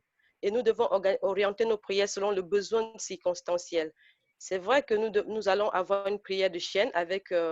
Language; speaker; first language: French; native; French